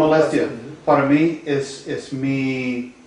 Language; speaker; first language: Spanish; non-native, learner; English